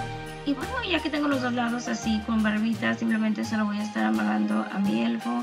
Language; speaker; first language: Spanish; native; Spanish